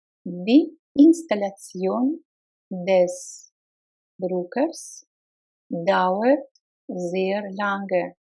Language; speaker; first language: German; non-native, fluent; Russian